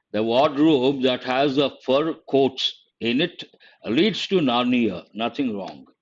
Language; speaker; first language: English; non-native, local second language; Telugu